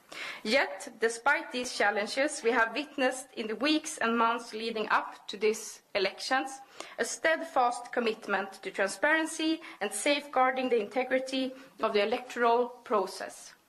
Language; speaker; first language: English; non-native, fluent; Swedish